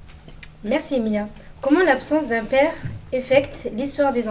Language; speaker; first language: French; native; French